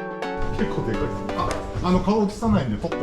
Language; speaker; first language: Japanese; native; Japanese